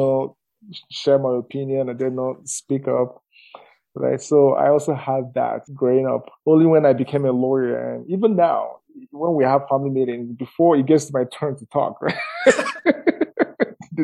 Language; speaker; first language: English; non-native, local second language; Igbo